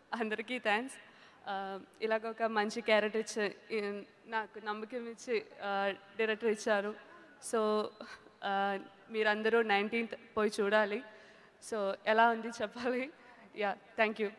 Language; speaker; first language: Telugu; non-native, learner; Malayalam